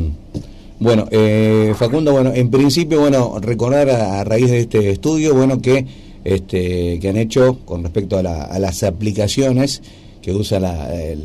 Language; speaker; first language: Spanish; native; Spanish